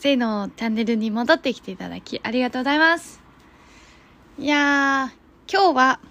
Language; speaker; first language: Japanese; non-native, fluent; Chinese